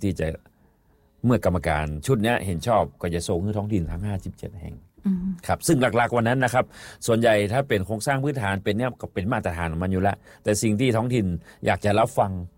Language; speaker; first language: Thai; non-native, local second language; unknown